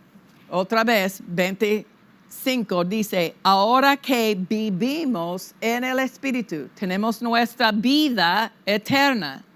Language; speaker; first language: Spanish; non-native, fluent; English